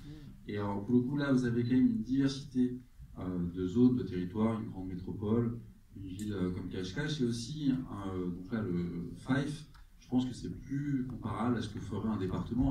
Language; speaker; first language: French; native; French